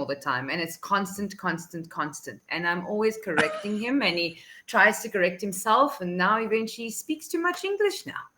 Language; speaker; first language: English; non-native, fluent; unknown